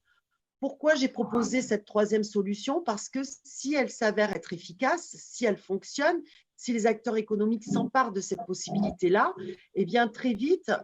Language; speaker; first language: French; native; French